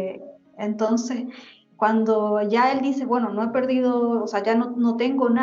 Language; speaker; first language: Spanish; native; Spanish